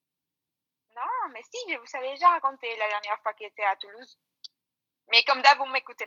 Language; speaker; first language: French; non-native, fluent; Spanish